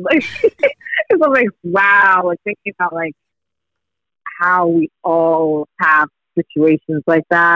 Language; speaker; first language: English; early bilingual, other home language; Swahili